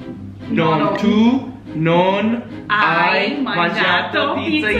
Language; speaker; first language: Italian; non-native, learner; English